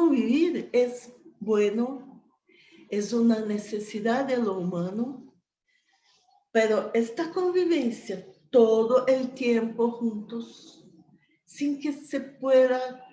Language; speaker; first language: Spanish; non-native, fluent; Portuguese